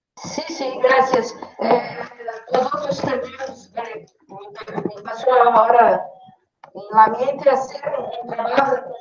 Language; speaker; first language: Spanish; non-native, learner; Portuguese